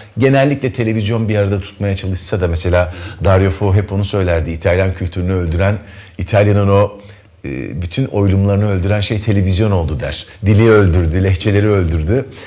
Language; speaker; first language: Turkish; native; Turkish